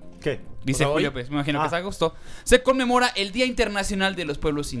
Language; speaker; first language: Spanish; native; Spanish